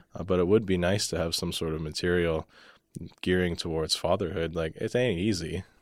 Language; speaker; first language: English; native; English